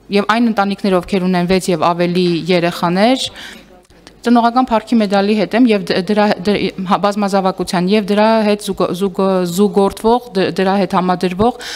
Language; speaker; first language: Armenian; native; Armenian